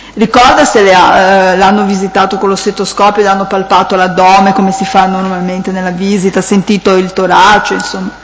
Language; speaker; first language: Italian; native; Italian